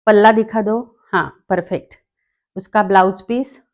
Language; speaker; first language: Hindi; non-native, local second language; Marathi